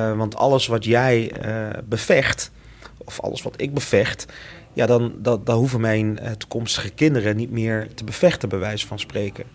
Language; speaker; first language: Dutch; early bilingual, other home language; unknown